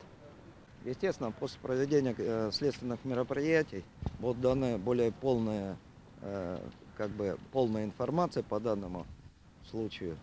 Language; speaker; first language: Russian; native; Russian